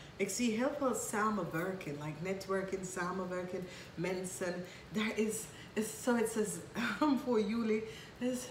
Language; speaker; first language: Dutch; non-native, fluent; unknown